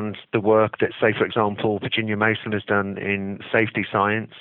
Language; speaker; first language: English; native; English